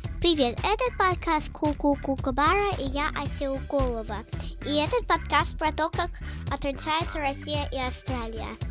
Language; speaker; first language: Russian; early bilingual, heritage; Russian